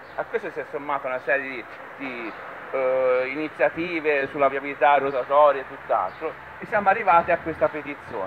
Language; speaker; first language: Italian; native; Italian